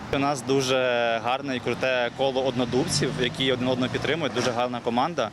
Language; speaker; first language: Ukrainian; native; Ukrainian